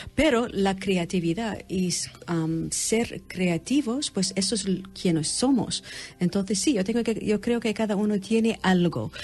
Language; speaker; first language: Spanish; non-native, fluent; English